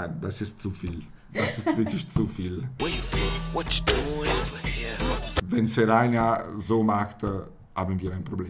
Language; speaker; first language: German; non-native, fluent; Italian